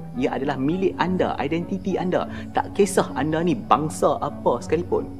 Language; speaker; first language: Malay; native; Malay